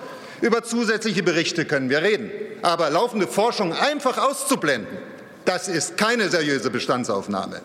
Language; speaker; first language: German; native; German